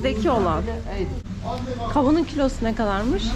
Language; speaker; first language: Turkish; native; Turkish